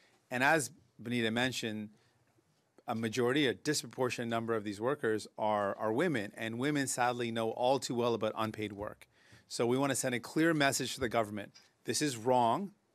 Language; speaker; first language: English; native; English